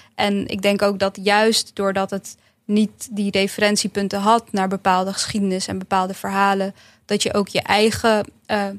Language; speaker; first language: Dutch; early bilingual, other home language; Bosnian